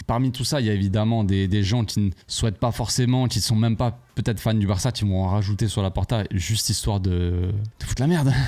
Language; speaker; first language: French; native; French